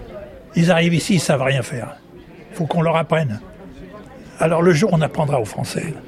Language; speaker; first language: French; native; French